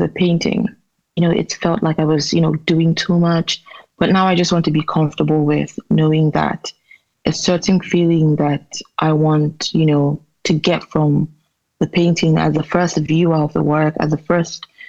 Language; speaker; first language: English; non-native, local second language; Igbo